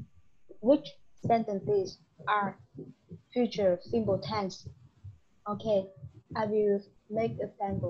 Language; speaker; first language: English; non-native, learner; Vietnamese